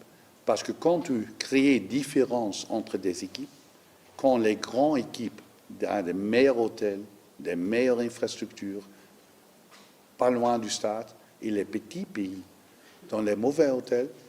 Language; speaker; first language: French; non-native, learner; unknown